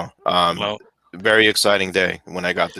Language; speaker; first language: English; native; English